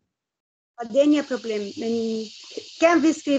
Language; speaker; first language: Swedish; non-native, learner; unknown